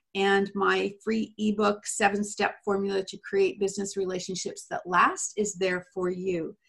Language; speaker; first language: English; native; English